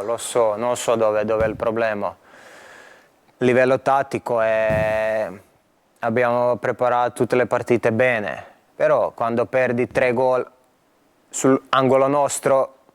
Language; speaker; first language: Italian; non-native, fluent; Croatian